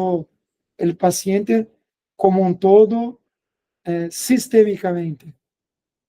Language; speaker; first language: Spanish; non-native, fluent; Portuguese